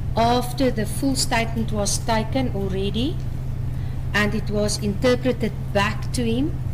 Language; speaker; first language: English; non-native, local second language; Afrikaans